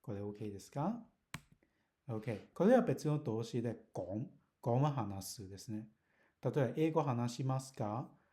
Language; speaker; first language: Japanese; non-native, learner; Cantonese